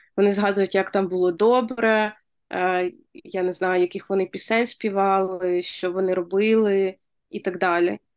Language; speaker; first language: Ukrainian; native; Ukrainian